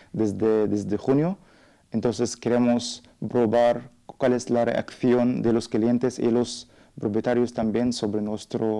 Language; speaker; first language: Spanish; non-native, learner; Arabic